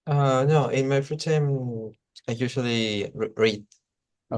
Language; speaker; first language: English; non-native, learner; Spanish